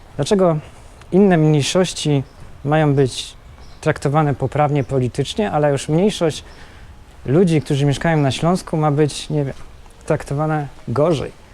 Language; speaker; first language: Polish; native; Polish